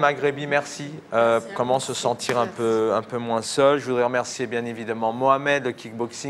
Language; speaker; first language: French; native; French